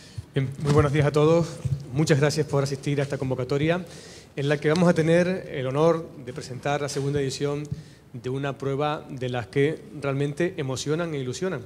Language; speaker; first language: Spanish; native; Spanish